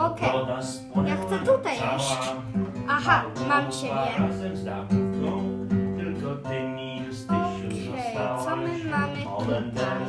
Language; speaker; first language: Polish; early bilingual, heritage; Polish